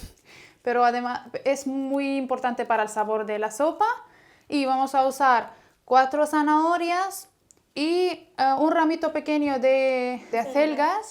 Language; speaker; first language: Spanish; non-native, fluent; Arabic